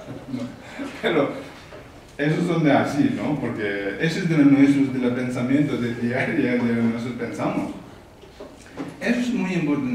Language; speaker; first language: Spanish; non-native, learner; Tibetan